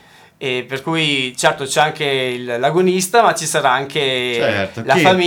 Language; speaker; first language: Italian; native; Italian